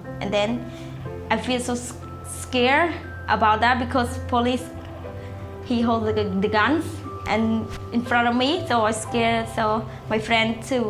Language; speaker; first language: English; non-native, learner; Khmer